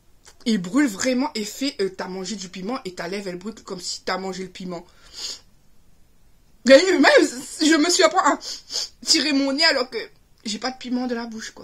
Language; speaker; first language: French; native; French